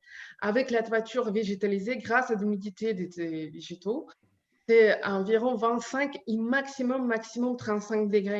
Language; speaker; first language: French; non-native, learner; Ukrainian